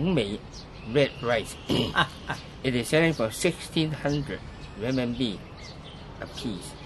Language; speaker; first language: English; non-native, local second language; Cantonese